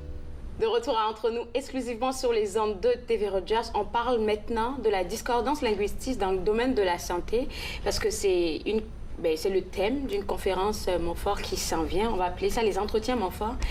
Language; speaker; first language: French; native; French